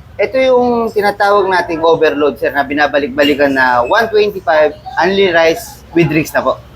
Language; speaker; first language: Filipino; non-native, local second language; Pampanga